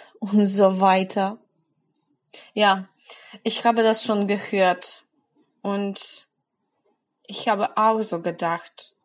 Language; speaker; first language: German; non-native, fluent; Polish